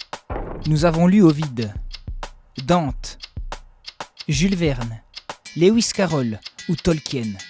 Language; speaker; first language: French; native; French